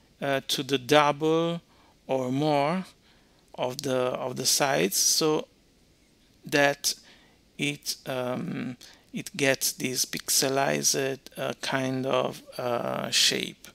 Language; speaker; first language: English; non-native, fluent; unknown